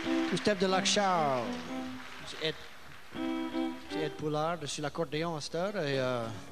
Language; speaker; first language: French; early bilingual, heritage; French